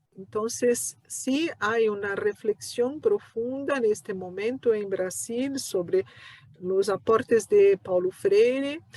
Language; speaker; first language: Spanish; non-native, fluent; Portuguese